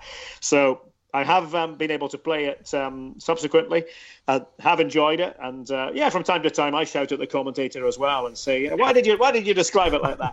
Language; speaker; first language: English; native; English